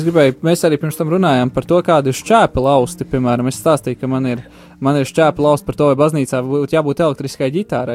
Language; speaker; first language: Latvian; native; Latvian